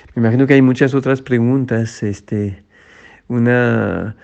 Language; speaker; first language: Spanish; non-native, fluent; French